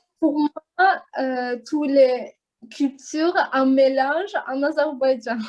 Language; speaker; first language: French; non-native, learner; Azerbaijani